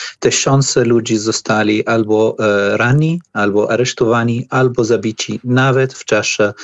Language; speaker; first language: Polish; non-native, learner; Arabic